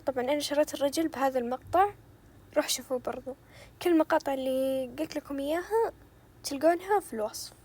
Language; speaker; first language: Arabic; native; Arabic